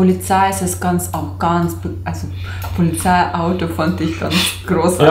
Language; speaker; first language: German; non-native, learner; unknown